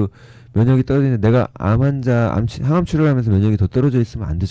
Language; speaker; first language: Korean; native; Korean